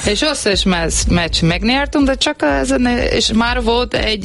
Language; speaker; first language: Hungarian; non-native, learner; Portuguese